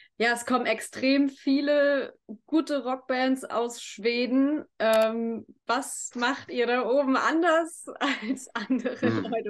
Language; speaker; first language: German; native; German